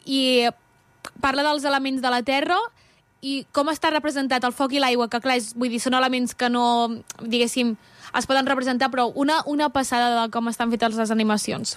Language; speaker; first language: Catalan; native; Catalan